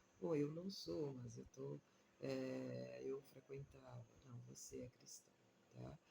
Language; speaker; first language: Portuguese; native; Portuguese